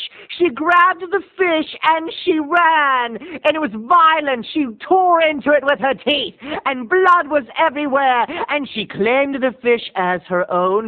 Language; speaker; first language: English; native; English